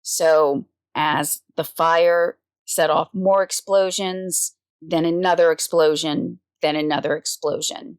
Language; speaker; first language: English; native; English